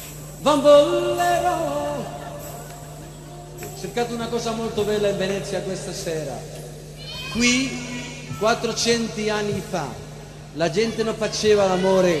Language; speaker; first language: Italian; non-native, learner; Spanish